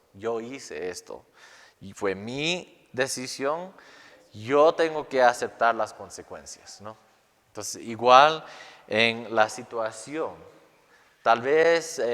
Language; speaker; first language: Spanish; non-native, fluent; English